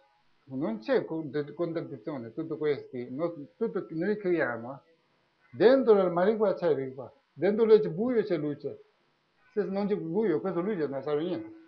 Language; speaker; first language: Italian; non-native, learner; Tibetan